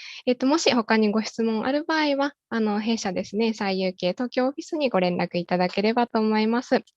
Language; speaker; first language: Japanese; native; Japanese